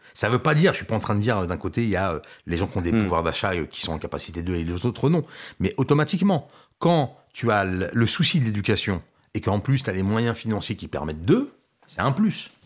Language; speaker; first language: French; early bilingual, other home language; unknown